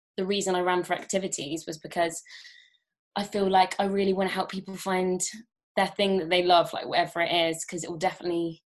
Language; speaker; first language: English; native; English